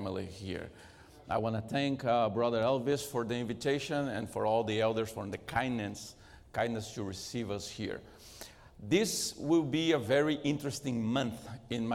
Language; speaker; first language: English; non-native, fluent; Portuguese